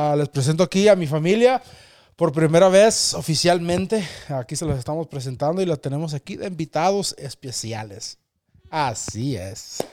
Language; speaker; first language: Spanish; early bilingual, heritage; Spanish